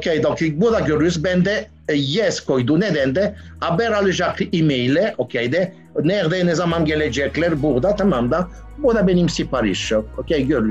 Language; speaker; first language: Turkish; non-native, learner; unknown